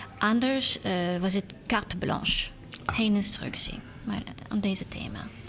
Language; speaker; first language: Dutch; non-native, learner; English